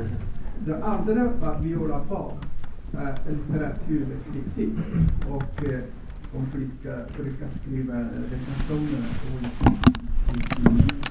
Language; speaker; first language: Swedish; non-native, fluent; Chinese